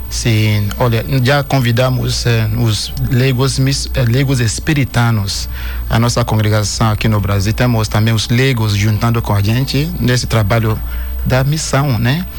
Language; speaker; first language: Portuguese; non-native, fluent; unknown